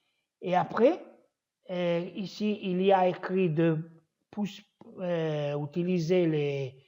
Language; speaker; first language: French; non-native, learner; Italian